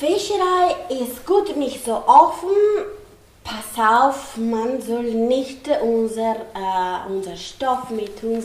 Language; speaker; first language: German; non-native, learner; Italian